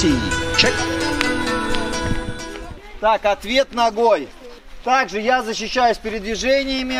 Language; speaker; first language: Russian; native; Russian